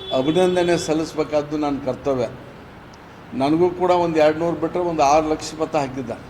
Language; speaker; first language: Kannada; native; Kannada